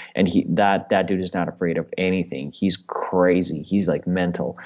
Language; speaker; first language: English; non-native, fluent; Russian